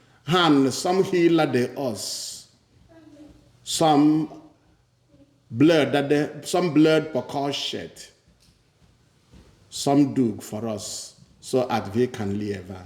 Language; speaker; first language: Swedish; non-native, fluent; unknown